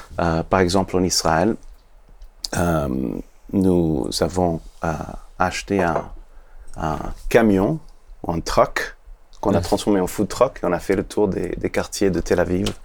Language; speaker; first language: French; non-native, fluent; Hebrew